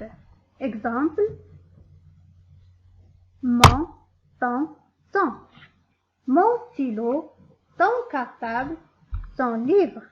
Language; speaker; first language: French; non-native, local second language; Arabic